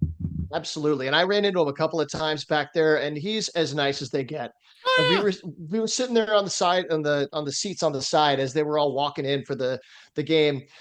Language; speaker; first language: English; native; English